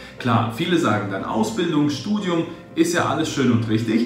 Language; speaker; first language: German; early bilingual, other home language; Russian